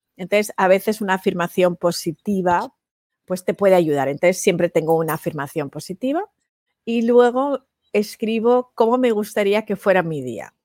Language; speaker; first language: Spanish; native; Spanish